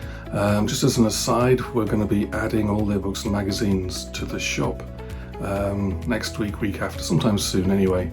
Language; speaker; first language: English; native; English